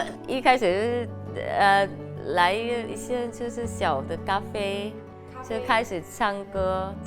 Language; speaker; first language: Chinese; non-native, learner; Vietnamese